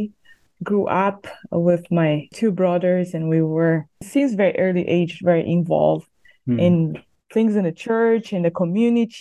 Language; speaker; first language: English; non-native, fluent; Portuguese